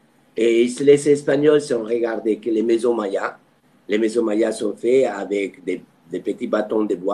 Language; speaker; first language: French; non-native, fluent; Spanish